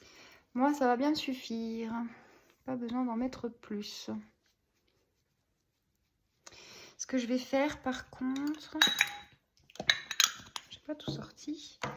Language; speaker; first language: French; native; French